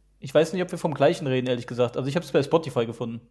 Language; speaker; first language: German; native; German